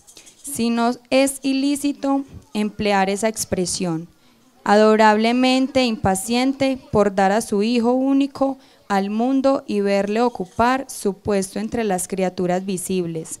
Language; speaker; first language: Spanish; native; Spanish